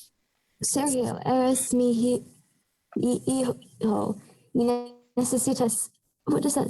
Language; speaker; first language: Spanish; non-native, learner; English